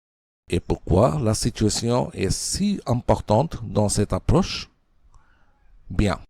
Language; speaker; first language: French; non-native, fluent; Bangla